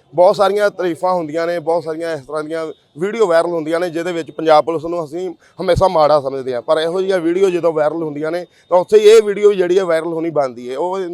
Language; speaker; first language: Punjabi; native; Punjabi